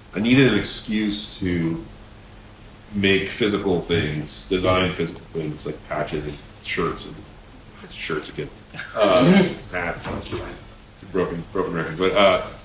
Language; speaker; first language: English; native; English